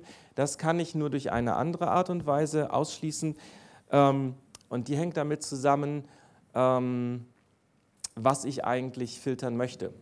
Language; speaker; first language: German; native; German